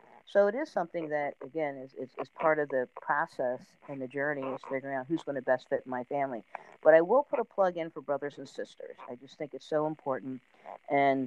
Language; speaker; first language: English; native; English